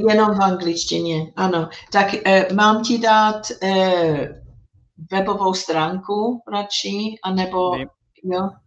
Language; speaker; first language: Czech; non-native, fluent; English